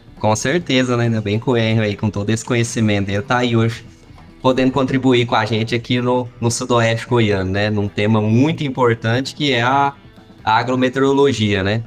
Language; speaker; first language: Portuguese; native; Portuguese